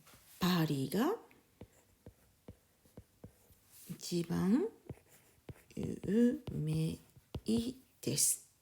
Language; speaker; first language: Japanese; non-native, fluent; French